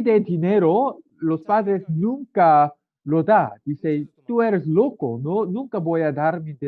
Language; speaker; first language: Spanish; non-native, learner; Korean